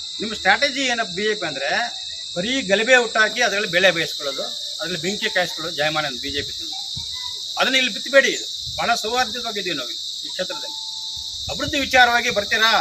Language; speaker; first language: Kannada; native; Kannada